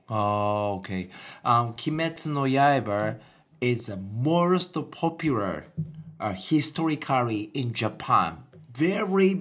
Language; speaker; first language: English; non-native, learner; Japanese